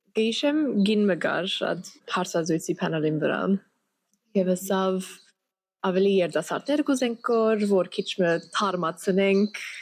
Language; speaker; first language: Armenian; early bilingual, heritage; Armenian